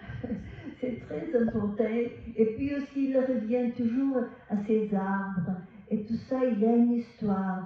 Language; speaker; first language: French; non-native, fluent; Portuguese